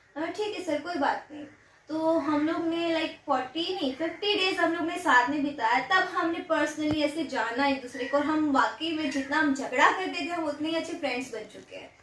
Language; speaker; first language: Hindi; non-native, local second language; Gujarati